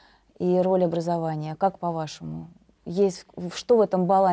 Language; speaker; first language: Russian; native; Russian